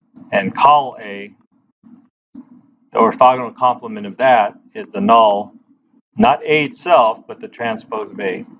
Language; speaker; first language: English; native; English